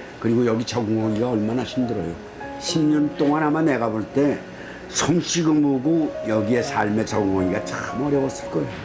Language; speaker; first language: Korean; native; Korean